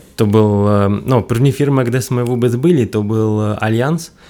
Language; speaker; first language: Czech; non-native, fluent; Russian